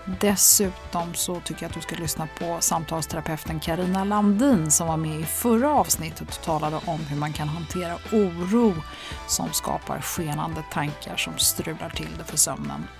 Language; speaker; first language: Swedish; native; Swedish